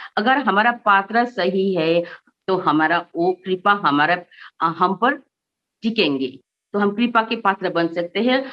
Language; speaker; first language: Hindi; non-native, local second language; Nepali